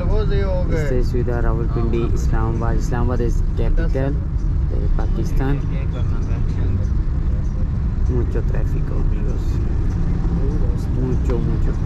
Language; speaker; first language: Spanish; non-native, learner; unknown